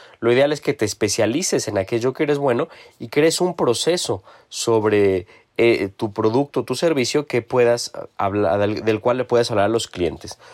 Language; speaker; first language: Spanish; native; Spanish